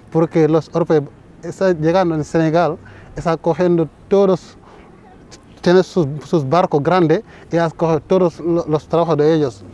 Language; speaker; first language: Spanish; non-native, fluent; Wolof